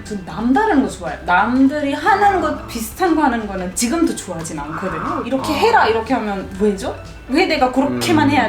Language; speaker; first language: Korean; non-native, fluent; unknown